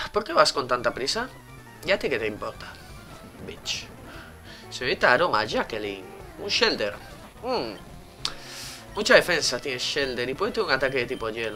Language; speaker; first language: Spanish; native; Spanish